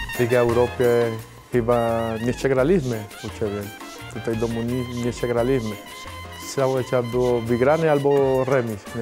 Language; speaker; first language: Polish; non-native, fluent; Spanish